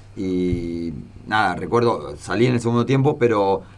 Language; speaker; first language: Spanish; native; Spanish